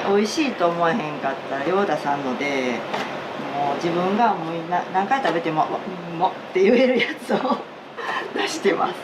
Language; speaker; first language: Japanese; native; Japanese